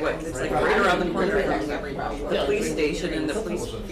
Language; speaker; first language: English; native; English